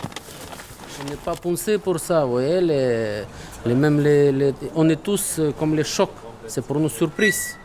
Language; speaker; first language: French; non-native, learner; Ukrainian